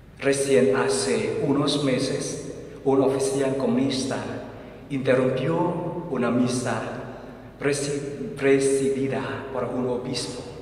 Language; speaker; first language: Spanish; non-native, fluent; Vietnamese